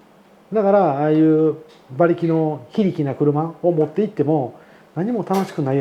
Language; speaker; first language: Japanese; native; Japanese